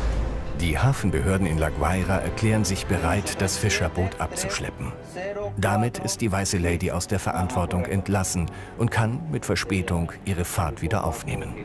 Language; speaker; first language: German; native; German